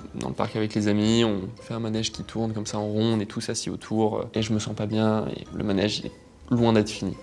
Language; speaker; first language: French; native; French